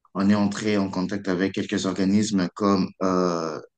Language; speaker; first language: French; non-native, local second language; Lingala